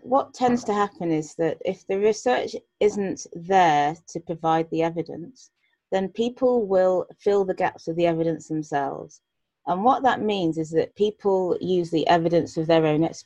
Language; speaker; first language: English; native; English